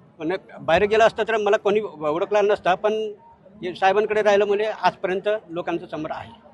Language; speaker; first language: Marathi; non-native, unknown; Nepali